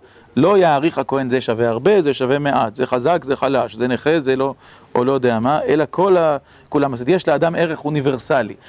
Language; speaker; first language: Hebrew; native; Hebrew